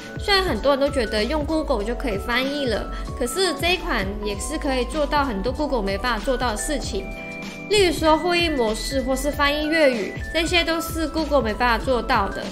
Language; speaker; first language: Chinese; non-native, local second language; Cantonese